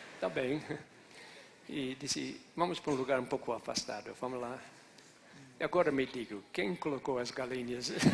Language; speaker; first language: Portuguese; non-native, fluent; English